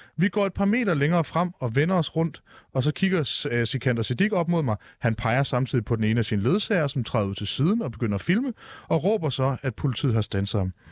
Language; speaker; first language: Danish; native; Danish